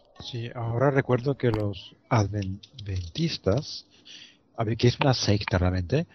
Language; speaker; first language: Spanish; non-native, fluent; German